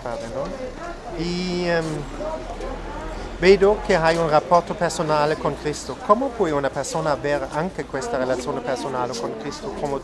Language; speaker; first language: Italian; non-native, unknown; Croatian